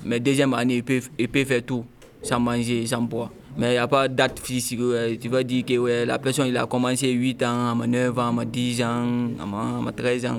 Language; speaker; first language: French; non-native, learner; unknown